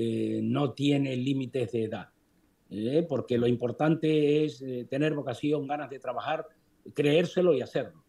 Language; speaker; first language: Spanish; native; Spanish